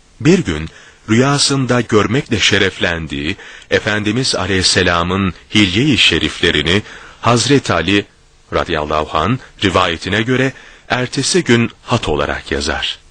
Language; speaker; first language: Turkish; native; Turkish